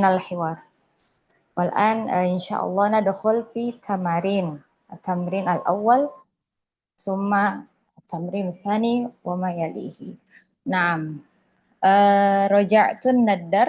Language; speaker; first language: Arabic; non-native, fluent; Indonesian